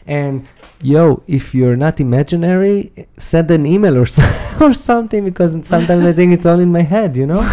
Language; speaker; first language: English; non-native, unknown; Hebrew